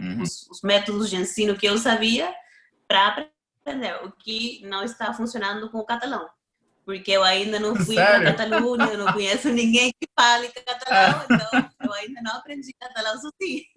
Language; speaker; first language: Portuguese; non-native, fluent; Spanish